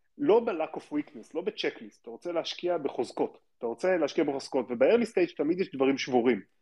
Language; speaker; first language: Hebrew; native; Hebrew